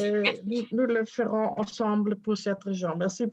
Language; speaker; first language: French; non-native, fluent; Dutch